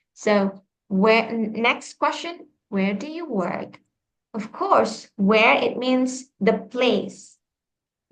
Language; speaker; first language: English; non-native, fluent; Indonesian